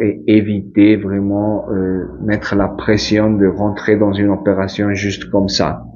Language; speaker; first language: French; non-native, fluent; Spanish